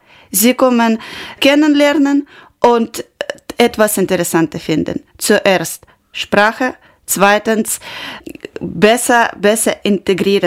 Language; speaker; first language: German; non-native, learner; Ukrainian